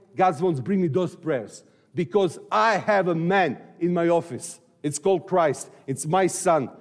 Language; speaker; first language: English; non-native, fluent; Serbian